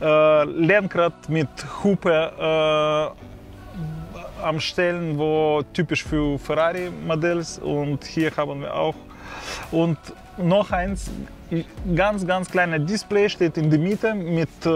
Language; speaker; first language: German; non-native, fluent; Russian